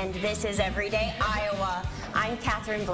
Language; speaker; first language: English; native; English